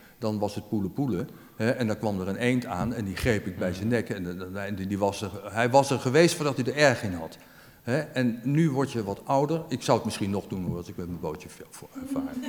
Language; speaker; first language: Dutch; native; Dutch